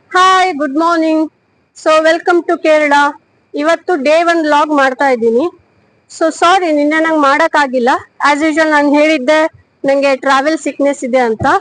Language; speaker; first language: Kannada; native; Kannada